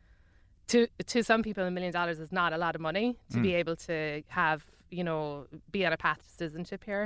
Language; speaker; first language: English; native; English